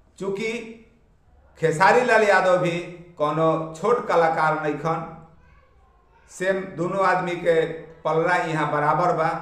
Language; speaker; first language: Bhojpuri; native; Bhojpuri